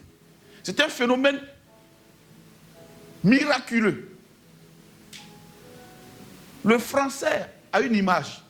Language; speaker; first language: French; native; French